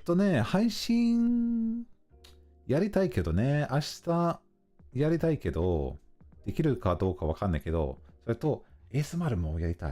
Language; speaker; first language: Japanese; non-native, learner; English